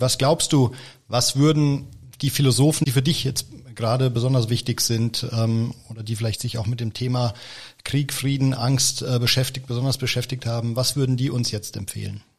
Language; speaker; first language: German; native; German